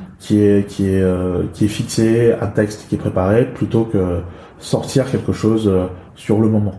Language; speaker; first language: French; early bilingual, other home language; Chinese